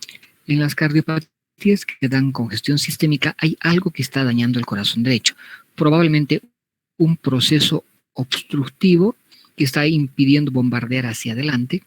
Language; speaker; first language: Spanish; native; Spanish